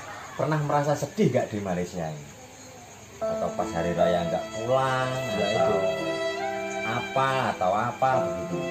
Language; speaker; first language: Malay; non-native, local second language; Javanese